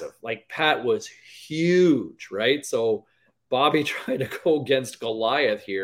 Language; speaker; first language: English; native; English